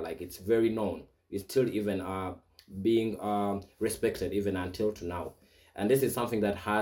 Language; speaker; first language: English; non-native, local second language; Ganda